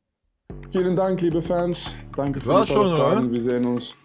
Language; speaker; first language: German; non-native, fluent; French